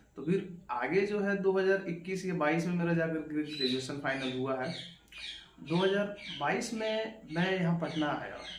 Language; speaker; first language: Hindi; native; Hindi